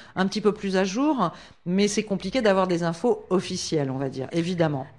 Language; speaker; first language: French; native; French